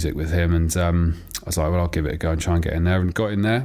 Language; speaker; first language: English; native; English